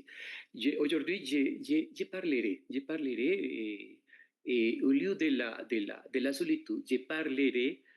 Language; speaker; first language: French; non-native, fluent; Spanish